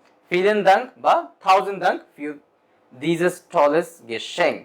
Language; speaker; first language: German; non-native, fluent; Bangla